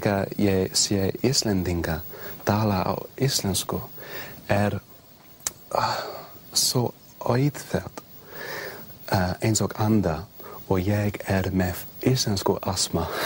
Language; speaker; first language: Icelandic; non-native, learner; English